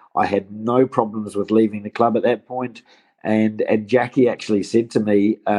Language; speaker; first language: English; native; English